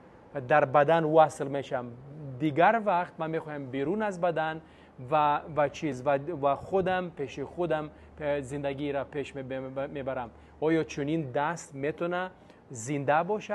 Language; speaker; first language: Persian; non-native, fluent; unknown